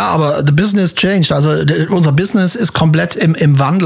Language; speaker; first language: German; native; German